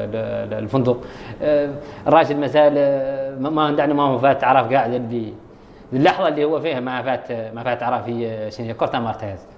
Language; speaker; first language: Arabic; native; Arabic